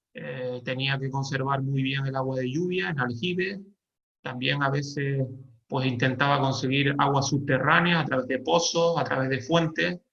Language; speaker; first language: Spanish; native; Spanish